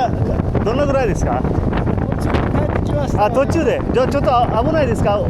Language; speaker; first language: Japanese; non-native, learner; Hindi